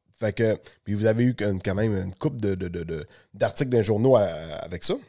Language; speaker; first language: French; native; French